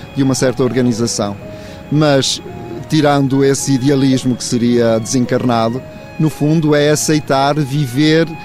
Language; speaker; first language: Portuguese; native; Portuguese